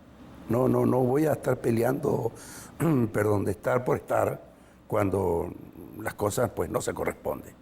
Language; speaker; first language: Spanish; native; Spanish